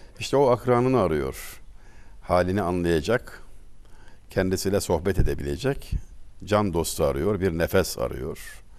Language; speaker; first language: Turkish; native; Turkish